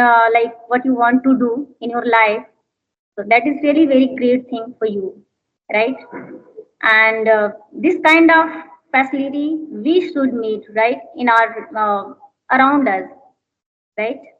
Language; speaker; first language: English; non-native, learner; Hindi